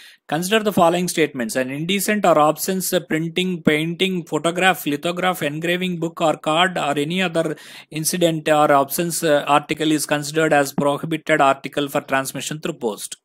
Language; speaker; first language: English; non-native, local second language; Telugu